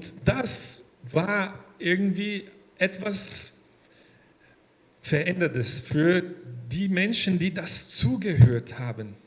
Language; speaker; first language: German; non-native, fluent; Portuguese